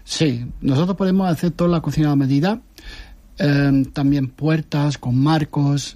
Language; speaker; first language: Spanish; non-native, fluent; Dutch